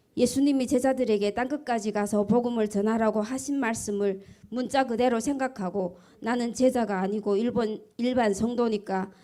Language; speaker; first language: Korean; early bilingual, heritage; Korean